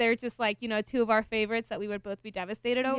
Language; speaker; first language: English; native; English